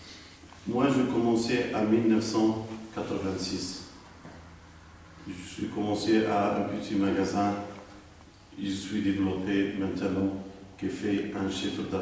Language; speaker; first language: French; non-native, local second language; Arabic